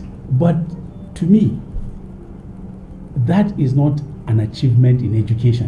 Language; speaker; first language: English; non-native, local second language; Hausa